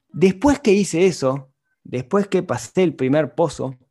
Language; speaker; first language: Spanish; native; Spanish